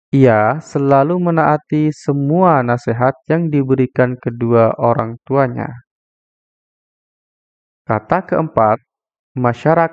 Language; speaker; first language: Indonesian; native; Indonesian